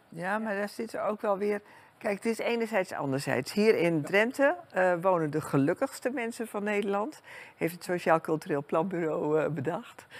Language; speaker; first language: Dutch; native; Dutch